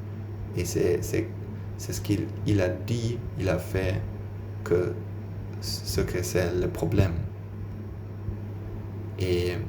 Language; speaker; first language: French; non-native, learner; German